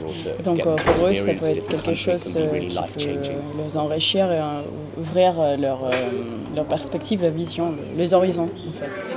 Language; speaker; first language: French; non-native, fluent; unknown